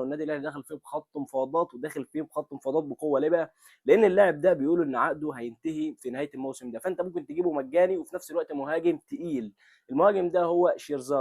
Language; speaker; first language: Arabic; native; Arabic